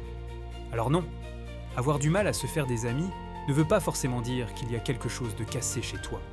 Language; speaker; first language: French; native; French